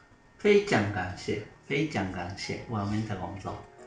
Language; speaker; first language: Chinese; non-native, learner; Japanese